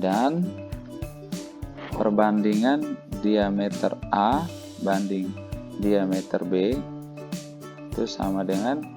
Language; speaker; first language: Indonesian; native; Indonesian